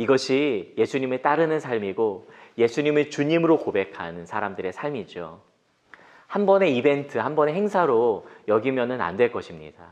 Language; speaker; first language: Korean; native; Korean